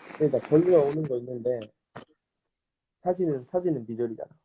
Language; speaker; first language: Korean; non-native, fluent; Japanese